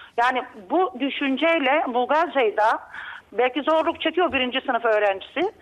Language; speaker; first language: Turkish; native; Turkish